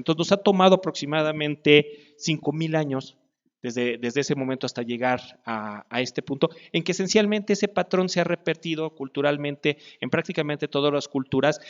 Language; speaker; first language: Spanish; native; Spanish